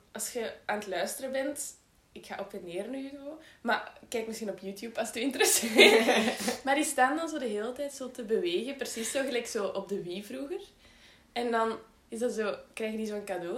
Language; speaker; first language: Dutch; native; Dutch